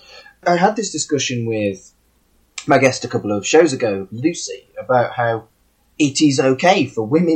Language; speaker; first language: English; native; English